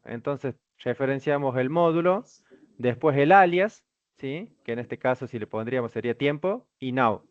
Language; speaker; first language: Spanish; native; Spanish